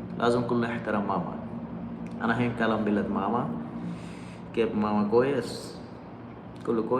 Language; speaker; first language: Arabic; non-native, learner; Bangla